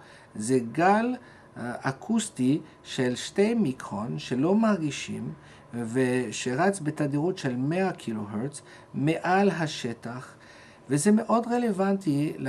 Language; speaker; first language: Hebrew; non-native, fluent; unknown